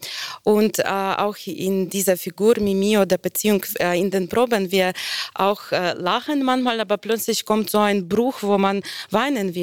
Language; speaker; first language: German; non-native, fluent; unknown